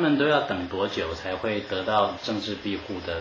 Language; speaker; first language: Chinese; native; Chinese